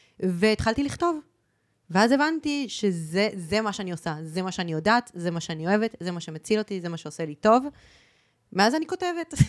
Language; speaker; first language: Hebrew; early bilingual, other home language; Spanish